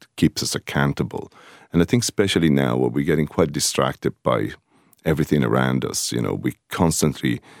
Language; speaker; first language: English; non-native, fluent; Italian